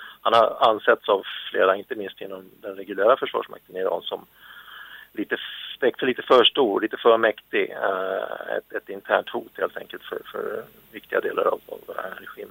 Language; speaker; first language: Swedish; native; Swedish